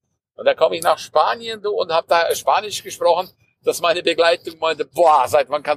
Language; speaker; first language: German; non-native, local second language; Romansh